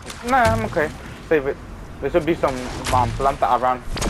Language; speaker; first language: English; early bilingual, other home language; Spanish